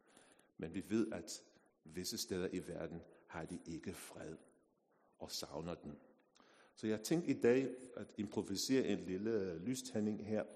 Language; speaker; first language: Danish; non-native, fluent; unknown